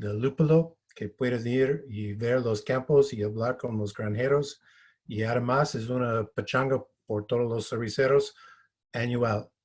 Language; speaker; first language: Spanish; non-native, fluent; English